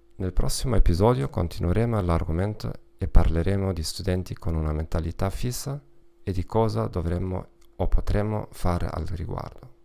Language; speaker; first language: Italian; non-native, learner; German